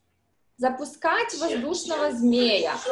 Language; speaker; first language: Russian; native; Russian